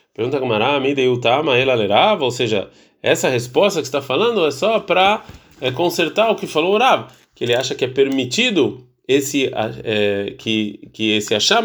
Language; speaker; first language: Portuguese; early bilingual, heritage; Portuguese